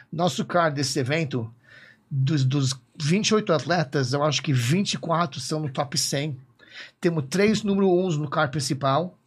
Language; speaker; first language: Portuguese; non-native, fluent; English